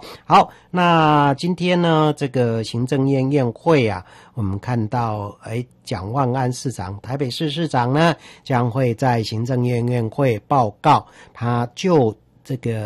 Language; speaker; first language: Chinese; native; Chinese